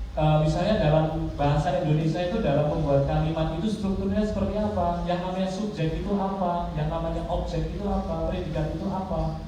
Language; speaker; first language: Indonesian; native; Indonesian